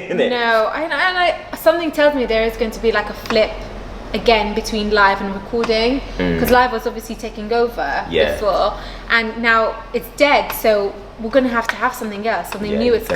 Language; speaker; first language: English; non-native, local second language; Maltese